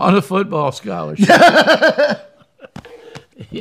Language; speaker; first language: English; native; English